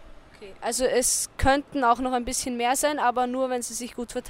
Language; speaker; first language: German; native; German